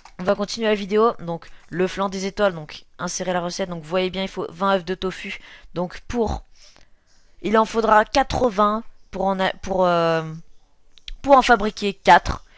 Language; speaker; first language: French; native; French